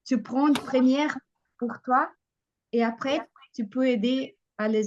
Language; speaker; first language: French; non-native, fluent; Portuguese